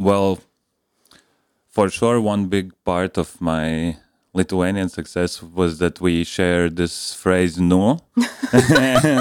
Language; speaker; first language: English; non-native, fluent; Latvian